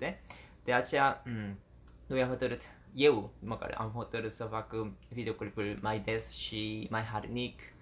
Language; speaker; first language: Romanian; non-native, learner; Korean